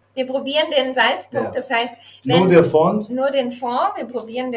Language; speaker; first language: German; native; German